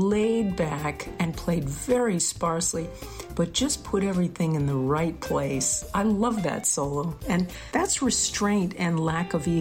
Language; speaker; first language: English; native; English